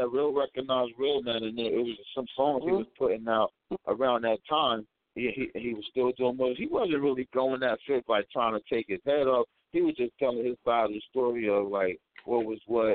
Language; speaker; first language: English; native; English